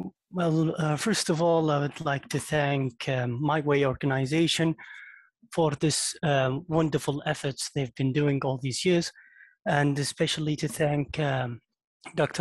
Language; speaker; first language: English; non-native, fluent; Arabic